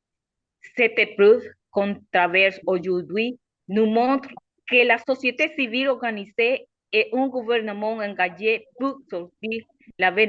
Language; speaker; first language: French; non-native, learner; Spanish